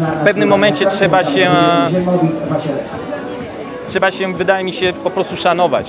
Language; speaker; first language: Polish; early bilingual, heritage; Polish